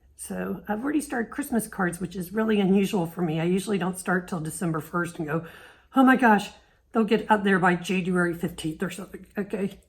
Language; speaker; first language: English; native; English